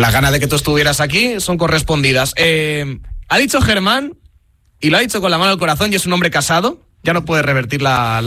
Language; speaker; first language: Spanish; native; Spanish